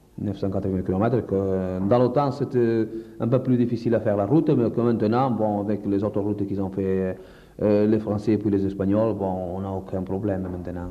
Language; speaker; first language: French; non-native, fluent; Portuguese